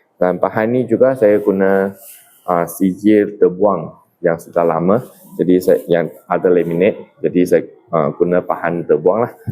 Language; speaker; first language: Malay; non-native, local second language; Chinese